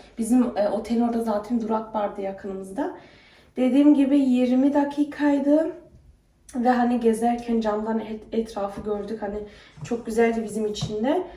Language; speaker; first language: Turkish; early bilingual, heritage; Turkish